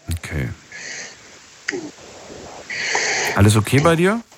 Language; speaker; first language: German; native; German